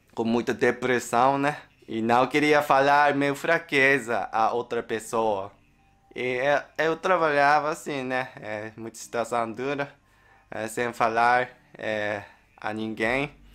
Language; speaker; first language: Portuguese; non-native, learner; Japanese